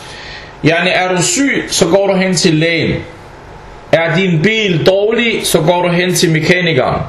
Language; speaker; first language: Danish; non-native, fluent; Arabic